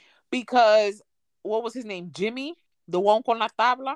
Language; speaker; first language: English; early bilingual, other home language; Spanish